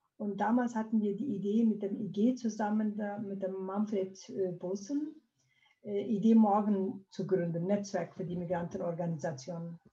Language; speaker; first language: German; non-native, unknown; Kurdish